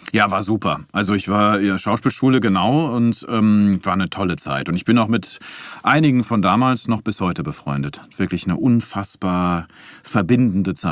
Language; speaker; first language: German; native; German